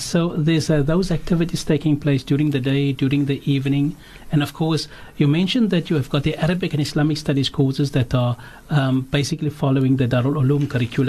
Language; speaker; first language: English; native; English